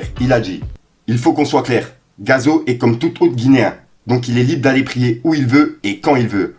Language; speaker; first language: French; native; French